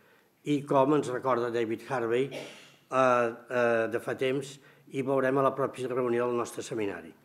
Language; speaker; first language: Catalan; native; Catalan